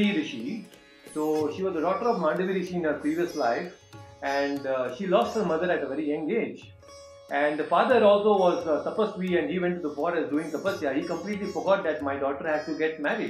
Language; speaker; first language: English; non-native, local second language; Kannada